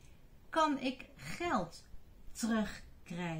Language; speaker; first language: Dutch; non-native, fluent; Chinese